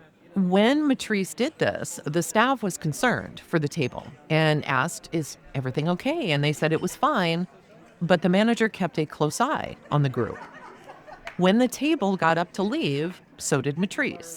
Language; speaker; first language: English; native; English